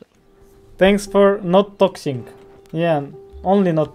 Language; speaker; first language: English; non-native, learner; Russian